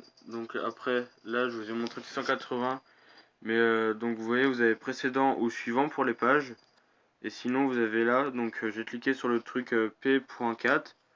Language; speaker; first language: French; native; French